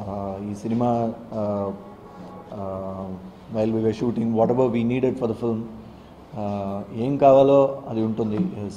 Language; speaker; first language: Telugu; non-native, learner; Tamil